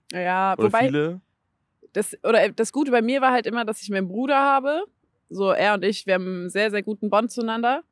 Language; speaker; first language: German; native; German